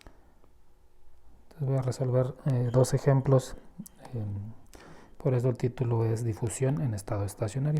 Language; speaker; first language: Spanish; native; Spanish